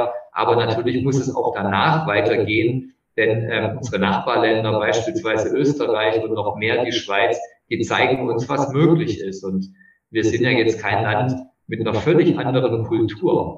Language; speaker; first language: German; native; German